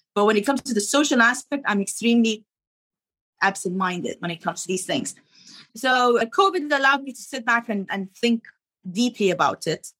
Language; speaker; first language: English; non-native, fluent; Arabic